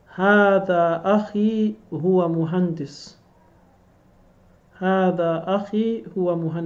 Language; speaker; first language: Arabic; non-native, fluent; English